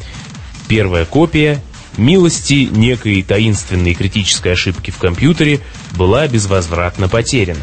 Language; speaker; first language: Russian; native; Russian